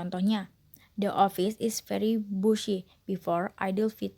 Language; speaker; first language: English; non-native, learner; Indonesian